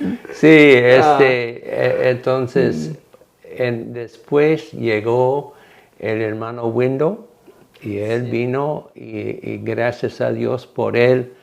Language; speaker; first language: Spanish; non-native, fluent; English